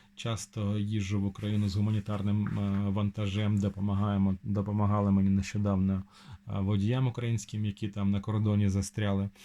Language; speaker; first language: Ukrainian; non-native, local second language; Russian